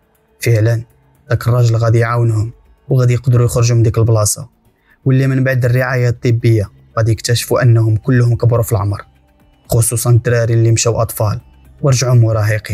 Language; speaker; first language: Arabic; native; Arabic